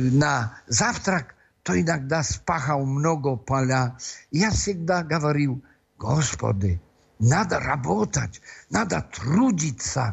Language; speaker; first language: Russian; non-native, fluent; Polish